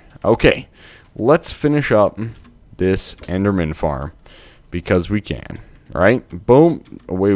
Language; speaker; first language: English; native; English